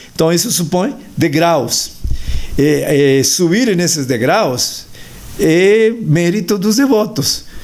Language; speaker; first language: Portuguese; non-native, fluent; Spanish